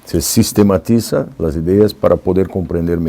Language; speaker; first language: Spanish; non-native, fluent; Portuguese